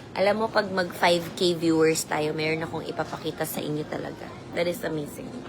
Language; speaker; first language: Filipino; non-native, local second language; Cebuano